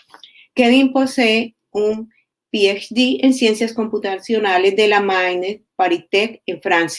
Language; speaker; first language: Spanish; native; Spanish